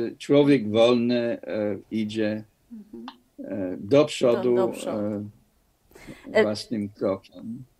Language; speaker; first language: Polish; non-native, fluent; English